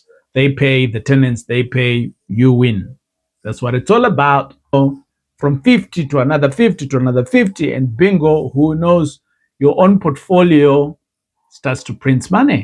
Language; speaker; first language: English; non-native, local second language; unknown